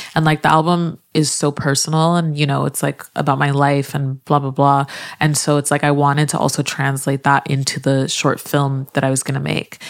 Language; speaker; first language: English; native; English